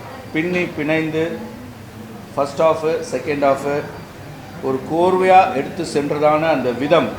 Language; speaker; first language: Tamil; native; Tamil